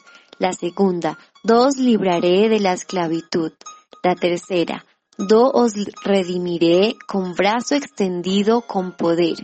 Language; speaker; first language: Spanish; native; Spanish